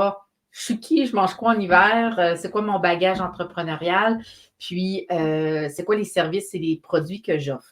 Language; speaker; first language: French; native; French